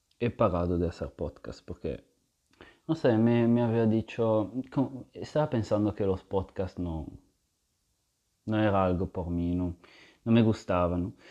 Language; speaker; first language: Spanish; non-native, fluent; Italian